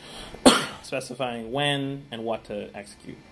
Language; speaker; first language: English; native; English